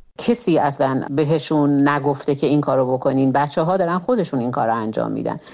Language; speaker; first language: Persian; native; Persian